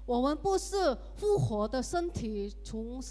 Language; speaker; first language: Chinese; early bilingual, heritage; Indonesian